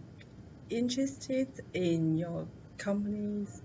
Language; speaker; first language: English; non-native, learner; Chinese